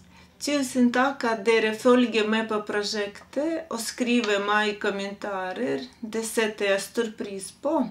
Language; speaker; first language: Norwegian; non-native, fluent; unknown